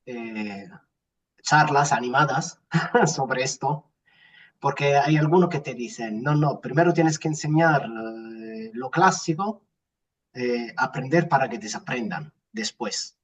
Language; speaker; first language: Spanish; non-native, fluent; Italian